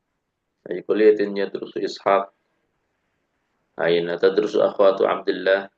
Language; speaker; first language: Arabic; non-native, fluent; Indonesian